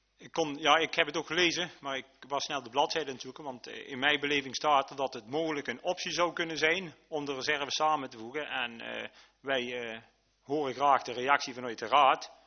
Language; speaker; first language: Dutch; native; Dutch